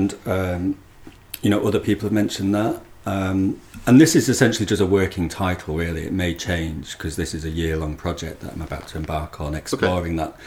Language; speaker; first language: English; native; English